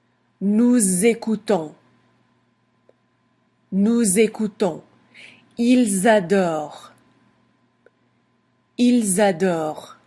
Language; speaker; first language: French; non-native, fluent; English